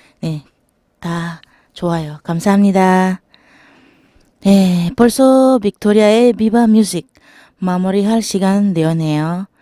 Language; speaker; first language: Korean; non-native, learner; Filipino